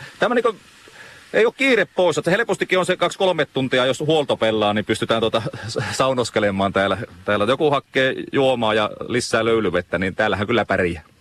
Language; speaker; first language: Finnish; native; Finnish